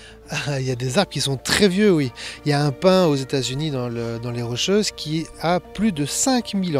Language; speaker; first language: French; native; French